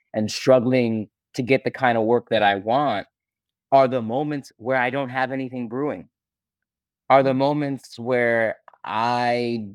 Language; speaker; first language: English; native; English